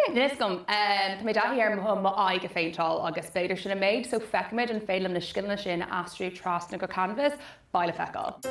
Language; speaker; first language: Irish; non-native, local second language; English